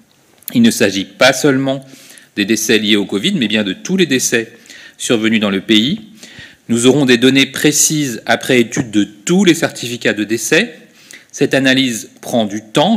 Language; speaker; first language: French; native; French